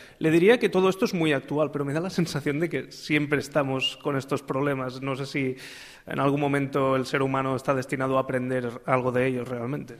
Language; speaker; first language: Spanish; non-native, local second language; Catalan